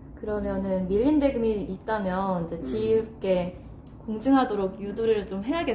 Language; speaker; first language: Korean; native; Korean